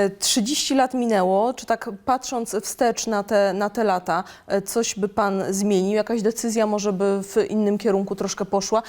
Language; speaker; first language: Polish; native; Polish